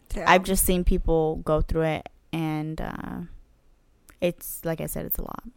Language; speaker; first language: English; early bilingual, other home language; Spanish